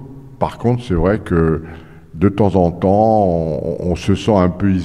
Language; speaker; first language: French; native; French